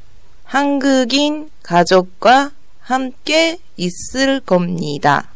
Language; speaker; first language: Korean; non-native, learner; Japanese